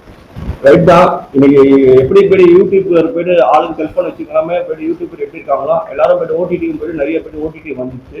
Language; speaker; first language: Tamil; native; Tamil